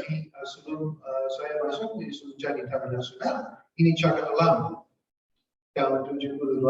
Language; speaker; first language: Indonesian; non-native, fluent; English